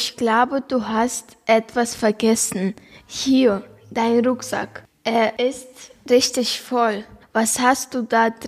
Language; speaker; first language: German; non-native, learner; Ukrainian